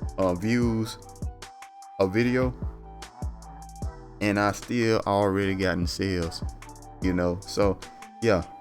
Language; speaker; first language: English; native; English